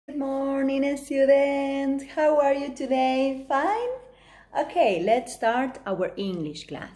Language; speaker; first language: English; non-native, fluent; Spanish